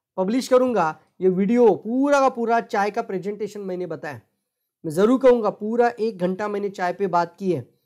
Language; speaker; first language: Hindi; non-native, local second language; Marathi